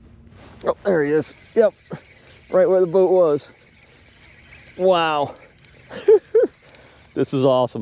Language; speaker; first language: English; native; English